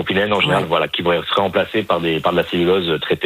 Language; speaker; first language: French; native; French